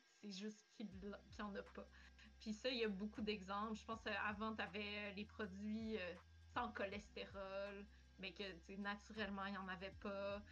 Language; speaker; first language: French; native; French